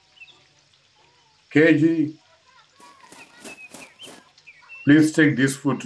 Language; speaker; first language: English; non-native, local second language; Shona